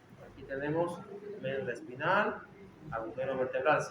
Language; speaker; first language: Spanish; native; Spanish